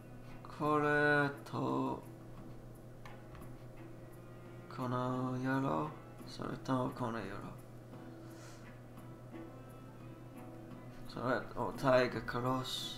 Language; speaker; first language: Japanese; non-native, learner; English